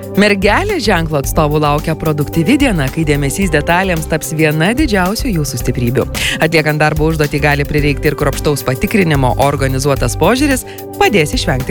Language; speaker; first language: Lithuanian; native; Lithuanian